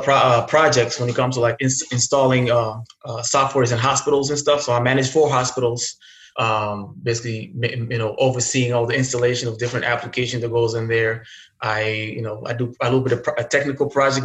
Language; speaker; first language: English; non-native, fluent; Arabic